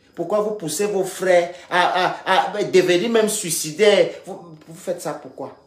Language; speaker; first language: French; native; French